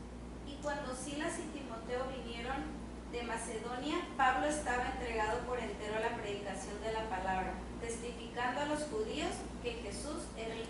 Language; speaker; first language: Spanish; native; Spanish